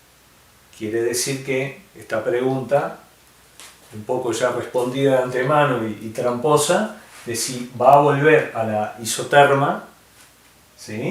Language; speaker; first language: Spanish; native; Spanish